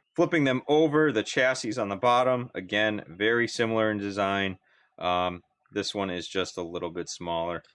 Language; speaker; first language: English; native; English